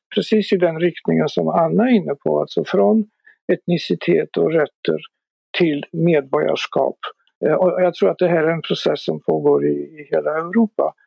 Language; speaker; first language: Swedish; non-native, fluent; Polish